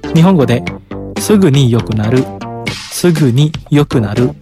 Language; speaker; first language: Japanese; non-native, fluent; Indonesian